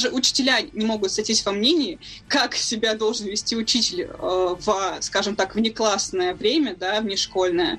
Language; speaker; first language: Russian; native; Russian